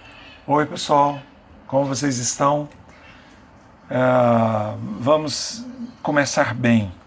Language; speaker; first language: Portuguese; native; Portuguese